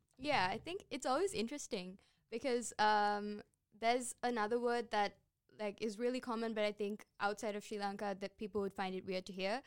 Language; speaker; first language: English; non-native, local second language; Sinhala